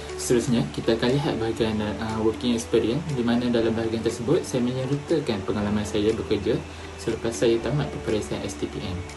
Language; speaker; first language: Malay; native; Malay